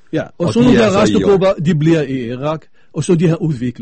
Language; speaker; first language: Danish; non-native, fluent; Arabic